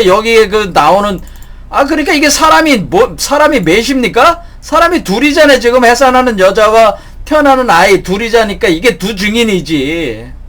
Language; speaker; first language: Korean; native; Korean